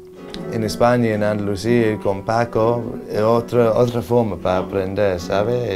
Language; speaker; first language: Spanish; non-native, learner; English